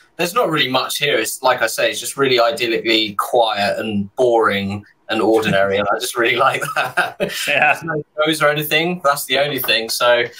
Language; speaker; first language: English; native; English